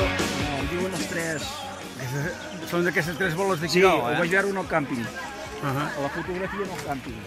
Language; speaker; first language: Catalan; native; Catalan